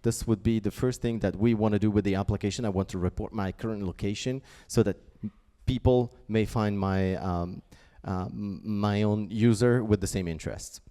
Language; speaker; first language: English; non-native, fluent; French